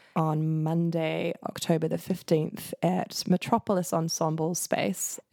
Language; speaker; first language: English; native; English